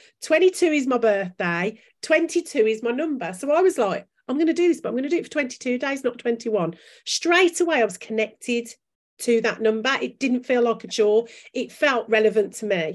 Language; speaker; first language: English; native; English